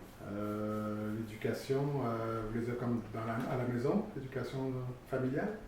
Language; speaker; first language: French; early bilingual, other home language; Arabic